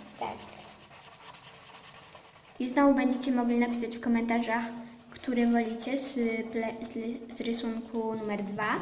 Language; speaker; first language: Polish; early bilingual, heritage; Polish